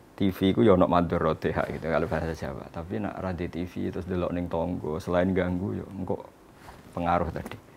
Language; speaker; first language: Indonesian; non-native, local second language; Javanese